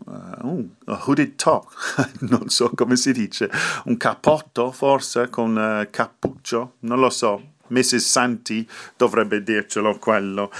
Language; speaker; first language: Italian; non-native, fluent; English